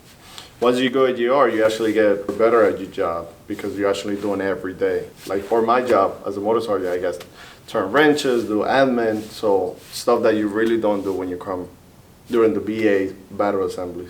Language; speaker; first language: English; early bilingual, other home language; Spanish